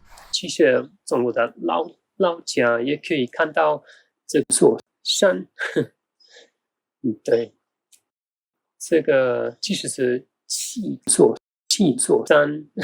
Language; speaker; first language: Chinese; non-native, fluent; German